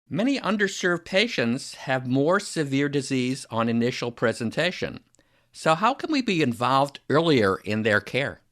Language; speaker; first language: English; native; English